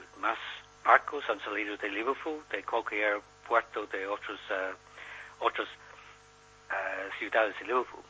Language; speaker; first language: Spanish; non-native, learner; English